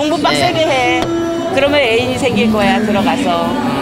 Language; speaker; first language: Korean; native; Korean